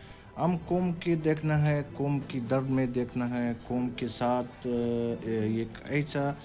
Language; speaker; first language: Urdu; non-native, local second language; Pashto